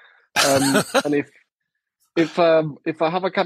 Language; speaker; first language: English; non-native, fluent; Spanish